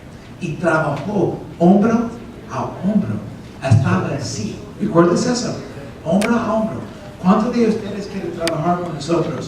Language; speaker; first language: Spanish; non-native, fluent; English